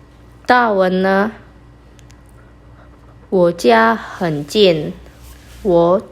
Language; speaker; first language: Chinese; non-native, fluent; Indonesian